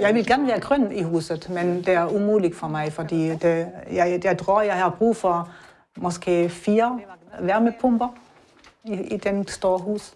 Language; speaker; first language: Danish; non-native, learner; German